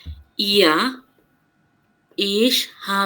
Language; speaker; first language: German; non-native, learner; Bangla